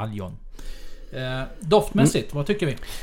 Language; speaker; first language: Swedish; native; Swedish